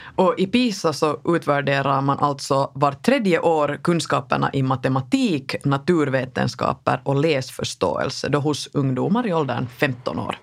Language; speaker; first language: Swedish; native; Swedish